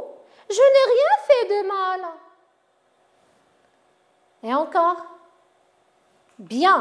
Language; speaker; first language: French; non-native, local second language; Arabic